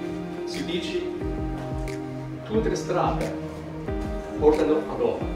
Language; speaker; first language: Italian; non-native, learner; Chinese